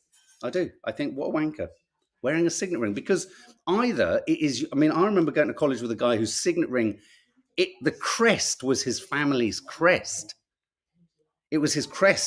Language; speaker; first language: English; native; English